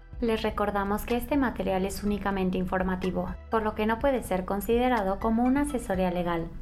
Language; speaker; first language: Spanish; native; Spanish